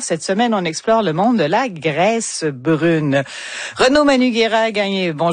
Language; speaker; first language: French; native; French